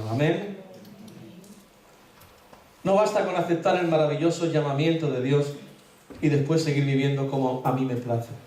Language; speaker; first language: Spanish; native; Spanish